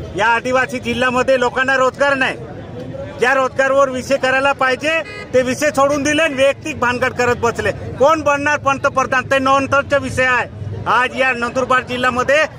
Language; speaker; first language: Marathi; non-native, local second language; Bhili